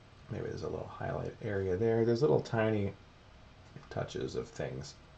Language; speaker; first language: English; native; English